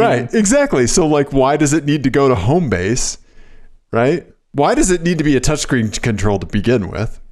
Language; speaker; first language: English; native; English